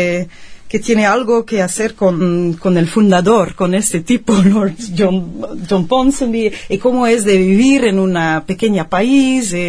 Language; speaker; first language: Spanish; non-native, fluent; Dutch